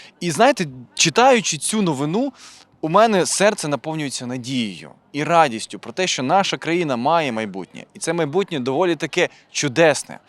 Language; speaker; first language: Ukrainian; native; Ukrainian